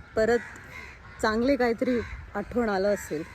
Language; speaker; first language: Marathi; non-native, local second language; Malayalam